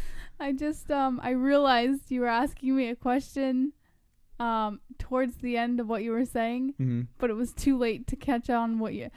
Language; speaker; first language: English; native; English